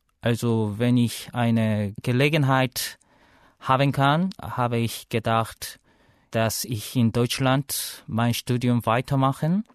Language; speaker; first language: German; non-native, learner; Korean